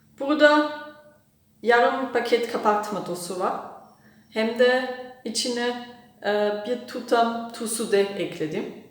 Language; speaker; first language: Turkish; non-native, learner; German